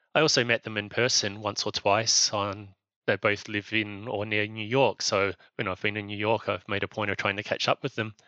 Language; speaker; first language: English; native; English